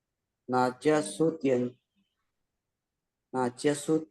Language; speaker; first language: Chinese; non-native, learner; Indonesian